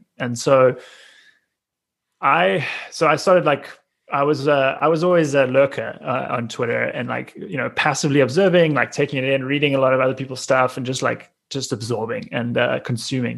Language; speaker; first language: English; native; English